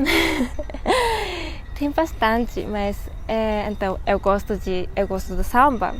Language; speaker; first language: Portuguese; non-native, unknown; Japanese